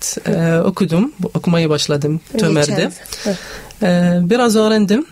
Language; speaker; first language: Turkish; non-native, learner; Arabic